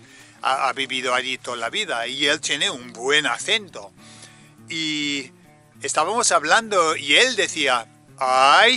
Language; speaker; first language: Spanish; native; Spanish